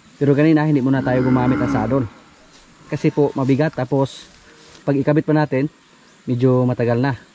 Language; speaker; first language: Filipino; non-native, local second language; Cebuano